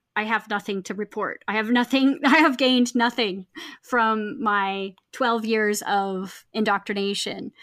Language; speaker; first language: English; native; English